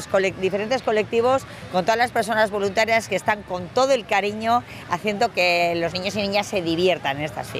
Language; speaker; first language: Spanish; native; Spanish